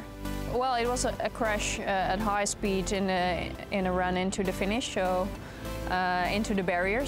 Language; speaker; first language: English; non-native, fluent; Dutch